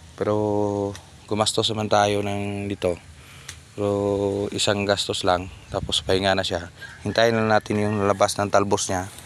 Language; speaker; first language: Filipino; non-native, local second language; Cebuano